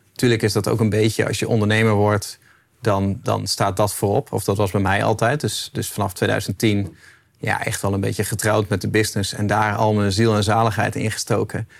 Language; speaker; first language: Dutch; native; Dutch